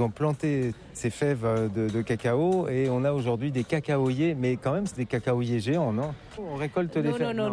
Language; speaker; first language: French; native; French